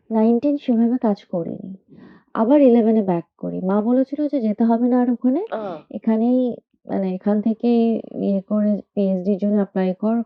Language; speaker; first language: Bangla; native; Bangla